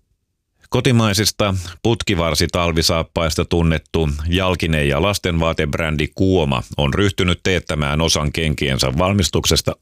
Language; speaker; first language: Finnish; native; Finnish